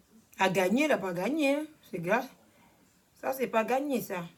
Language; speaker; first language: French; non-native, learner; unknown